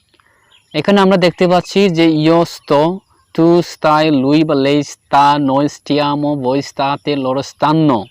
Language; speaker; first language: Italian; non-native, fluent; Bangla